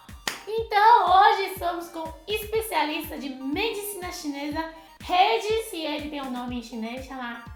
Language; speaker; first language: Portuguese; non-native, fluent; Chinese